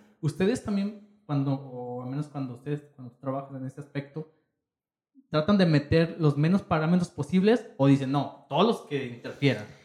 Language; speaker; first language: Spanish; native; Spanish